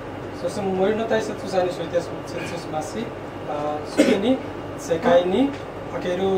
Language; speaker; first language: Japanese; non-native, learner; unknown